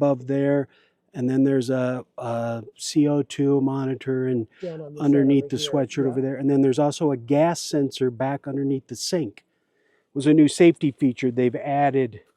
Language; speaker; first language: English; native; English